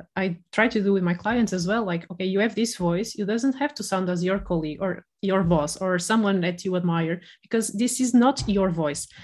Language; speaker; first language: English; non-native, fluent; Portuguese